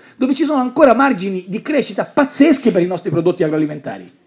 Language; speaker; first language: Italian; native; Italian